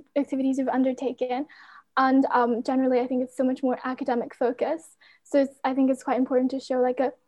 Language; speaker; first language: English; non-native, fluent; Chinese